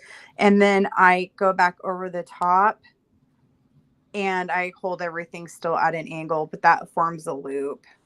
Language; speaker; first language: English; native; English